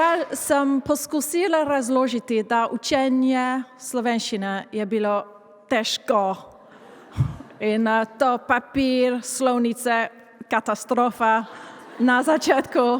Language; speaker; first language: Slovenian; non-native, learner; English